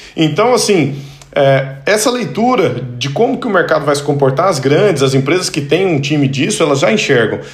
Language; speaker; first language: Portuguese; native; Portuguese